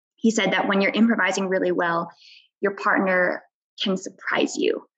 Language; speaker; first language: English; native; English